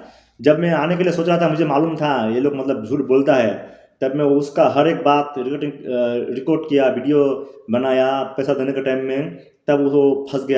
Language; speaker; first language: Hindi; non-native, local second language; Bangla